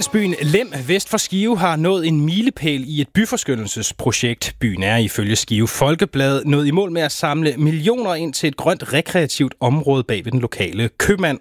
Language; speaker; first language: Danish; native; Danish